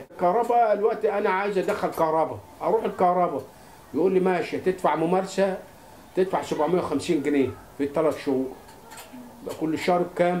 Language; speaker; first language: Arabic; native; Arabic